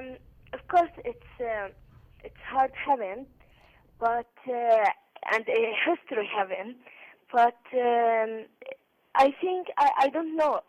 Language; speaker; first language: English; non-native, learner; Arabic